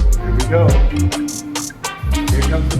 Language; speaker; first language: English; native; English